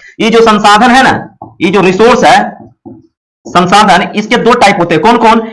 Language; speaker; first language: Hindi; native; Hindi